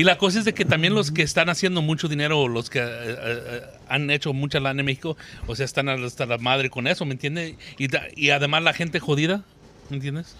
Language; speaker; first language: Spanish; native; Spanish